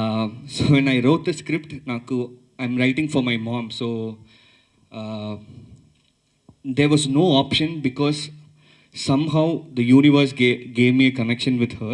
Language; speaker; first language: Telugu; early bilingual, heritage; Telugu